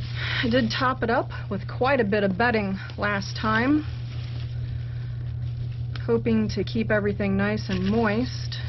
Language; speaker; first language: English; native; English